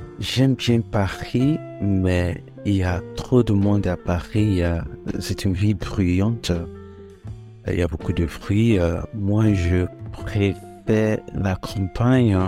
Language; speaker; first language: French; non-native, fluent; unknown